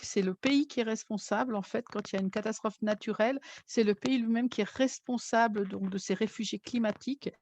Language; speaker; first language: French; native; French